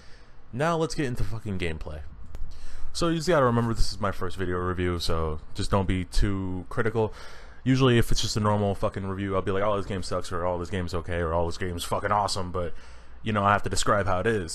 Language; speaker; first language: English; native; English